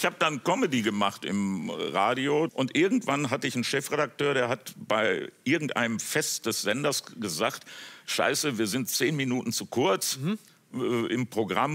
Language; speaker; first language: German; native; German